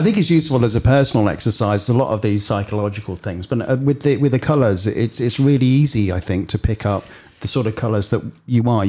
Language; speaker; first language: English; native; English